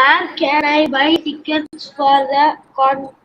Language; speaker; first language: English; non-native, learner; Tamil